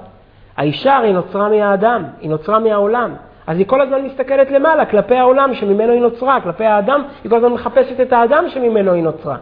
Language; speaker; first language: Hebrew; native; Hebrew